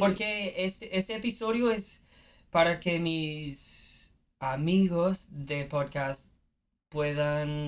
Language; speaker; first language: Spanish; non-native, fluent; English